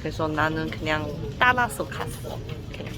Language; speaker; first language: Korean; non-native, learner; Chinese